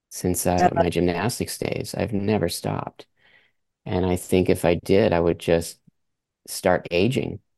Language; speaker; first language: English; early bilingual, other home language; French